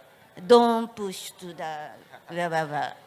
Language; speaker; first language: English; non-native, learner; Japanese